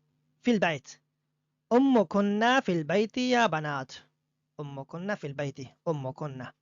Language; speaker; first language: Arabic; non-native, fluent; Persian